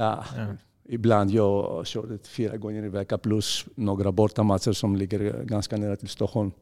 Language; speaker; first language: Swedish; non-native, fluent; Greek